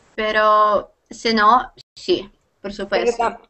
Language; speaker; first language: Spanish; non-native, learner; Lithuanian